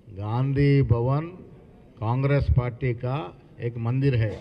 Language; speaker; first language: Hindi; non-native, local second language; Telugu